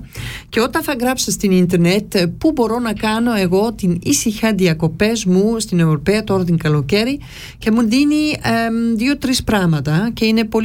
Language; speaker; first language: Greek; early bilingual, heritage; Greek